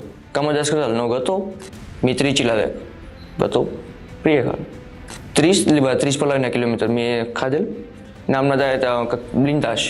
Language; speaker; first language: Russian; non-native, learner; Gujarati